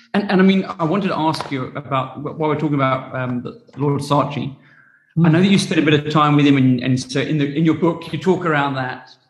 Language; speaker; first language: English; native; English